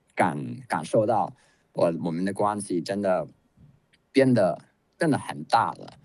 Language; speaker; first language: Chinese; non-native, fluent; English